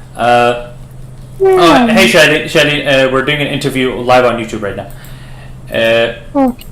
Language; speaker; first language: English; early bilingual, other home language; Persian